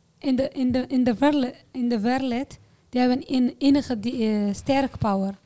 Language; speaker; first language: Dutch; non-native, learner; Tigrinya